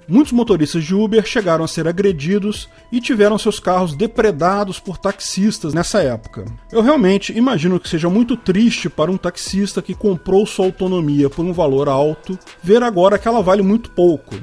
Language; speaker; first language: Portuguese; native; Portuguese